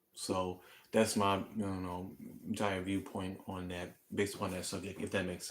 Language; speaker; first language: English; native; English